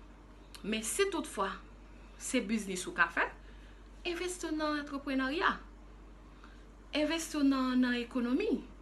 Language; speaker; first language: French; non-native, local second language; Haitian Creole